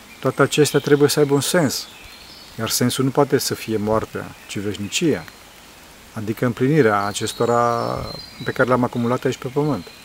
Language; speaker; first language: Romanian; early bilingual, heritage; Romanian